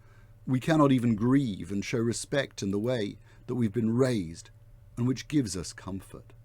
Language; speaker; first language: English; native; English